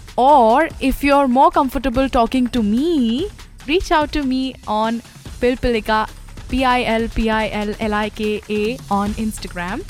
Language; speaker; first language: English; non-native, local second language; Hindi